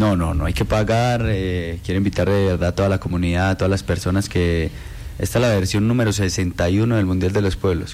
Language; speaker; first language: Spanish; native; Spanish